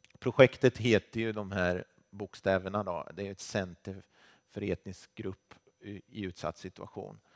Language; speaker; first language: Swedish; native; Swedish